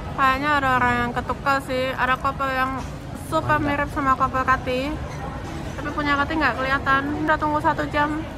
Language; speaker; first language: Indonesian; early bilingual, heritage; Indonesian